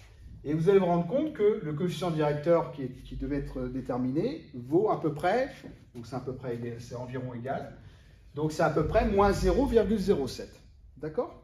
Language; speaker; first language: French; native; French